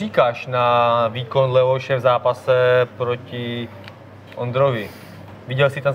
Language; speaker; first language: Czech; native; Czech